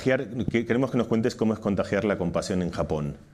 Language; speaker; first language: Spanish; native; Spanish